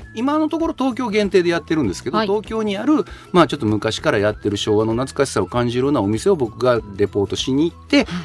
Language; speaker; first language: Japanese; native; Japanese